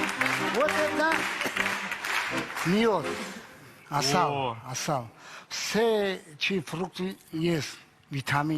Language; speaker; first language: Russian; non-native, learner; Tajik